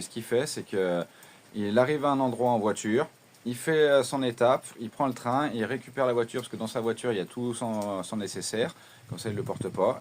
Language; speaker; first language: French; native; French